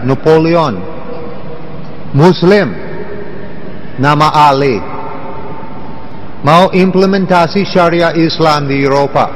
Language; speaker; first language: Indonesian; non-native, learner; English